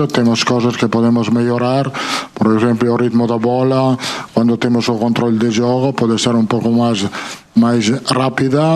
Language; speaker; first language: Portuguese; non-native, fluent; Italian